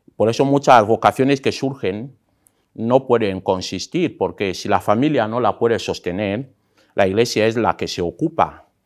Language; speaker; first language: Spanish; non-native, local second language; Fang